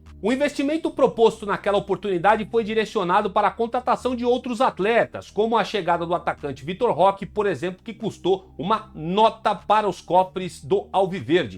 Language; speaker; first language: Portuguese; native; Portuguese